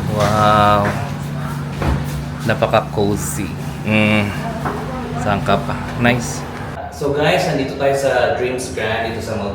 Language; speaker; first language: Filipino; non-native, local second language; Waray